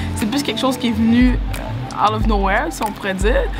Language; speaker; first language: French; native; French